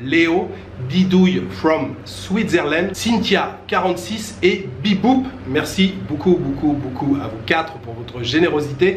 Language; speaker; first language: French; native; French